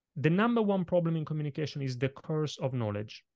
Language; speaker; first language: English; non-native, fluent; Italian